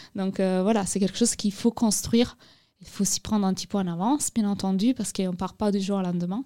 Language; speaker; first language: French; non-native, fluent; Italian